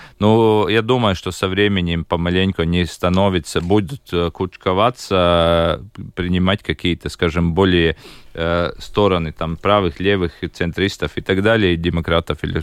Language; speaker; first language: Russian; non-native, local second language; Latvian